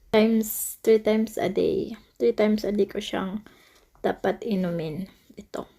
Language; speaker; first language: Filipino; non-native, local second language; Cebuano